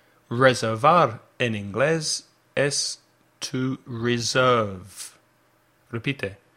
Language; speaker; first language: Spanish; non-native, fluent; English